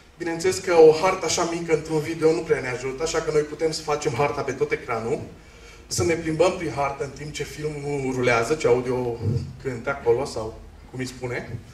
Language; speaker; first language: Romanian; non-native, local second language; Hungarian